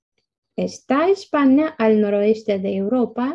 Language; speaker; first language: Spanish; non-native, fluent; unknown